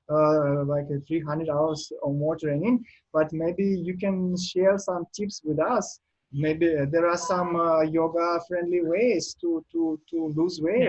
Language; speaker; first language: English; non-native, learner; Russian